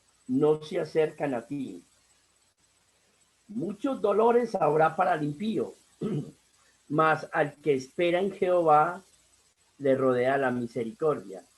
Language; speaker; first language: Spanish; native; Spanish